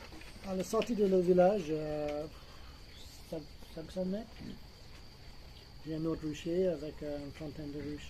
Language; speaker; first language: French; non-native, fluent; English